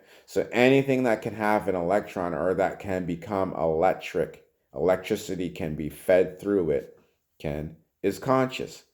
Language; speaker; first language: English; native; English